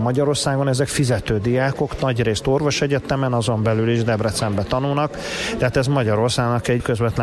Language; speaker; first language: Hungarian; native; Hungarian